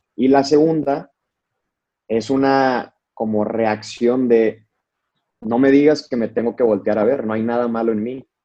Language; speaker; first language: Spanish; native; Spanish